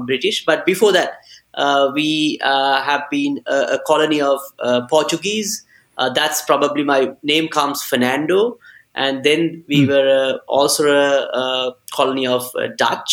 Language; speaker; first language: English; non-native, local second language; Sinhala